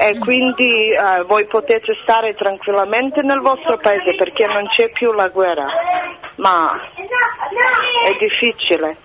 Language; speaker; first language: Italian; non-native, fluent; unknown